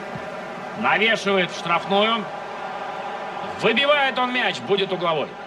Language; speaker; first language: Russian; native; Russian